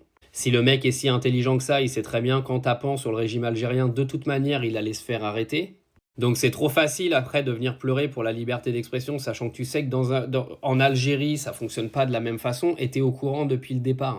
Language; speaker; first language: French; native; French